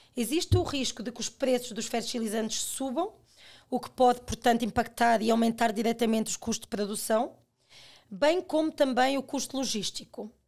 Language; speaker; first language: Portuguese; native; Portuguese